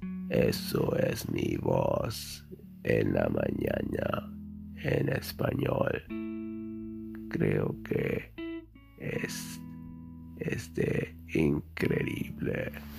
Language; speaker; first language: Spanish; non-native, learner; German